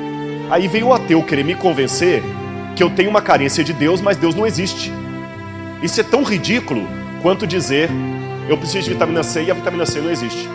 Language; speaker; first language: Portuguese; native; Portuguese